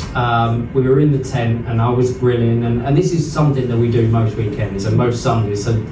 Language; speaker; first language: English; native; English